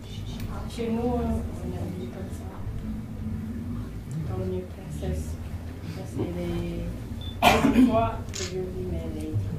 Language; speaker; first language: French; non-native, local second language; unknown